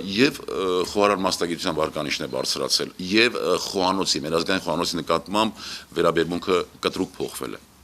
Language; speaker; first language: Armenian; native; Armenian